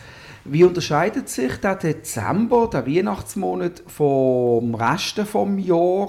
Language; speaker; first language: German; native; German